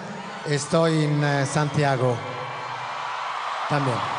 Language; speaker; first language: Spanish; non-native, learner; Italian